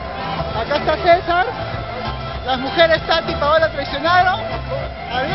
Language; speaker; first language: Spanish; native; Spanish